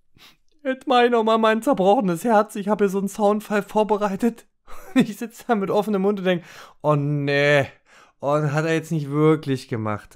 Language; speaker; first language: German; native; German